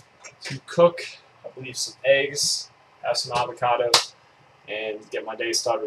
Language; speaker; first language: English; native; English